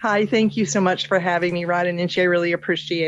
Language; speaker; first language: English; native; English